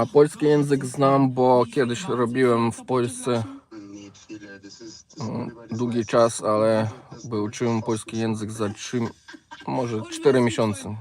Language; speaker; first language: Polish; non-native, learner; Ukrainian